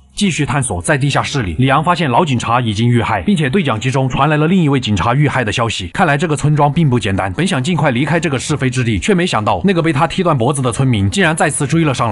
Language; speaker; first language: Chinese; native; Chinese